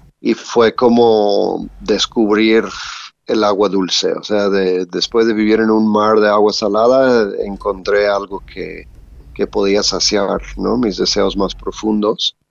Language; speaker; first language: Spanish; non-native, fluent; English